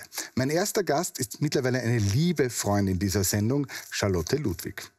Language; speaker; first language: German; native; German